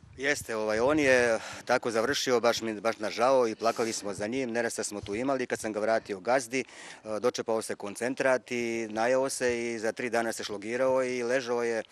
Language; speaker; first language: Croatian; non-native, local second language; Slovak